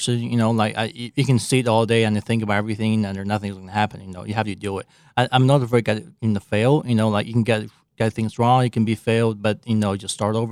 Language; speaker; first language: English; non-native, fluent; Chinese